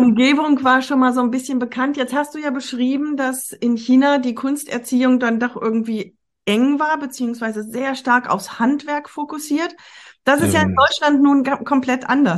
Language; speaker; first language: German; native; German